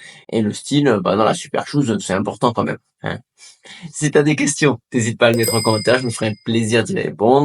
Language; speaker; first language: French; native; French